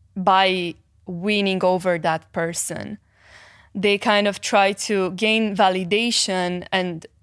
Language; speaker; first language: English; non-native, fluent; Romanian